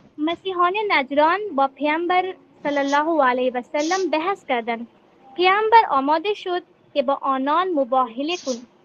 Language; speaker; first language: Persian; non-native, learner; Urdu